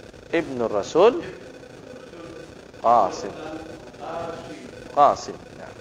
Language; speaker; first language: Arabic; non-native, fluent; Indonesian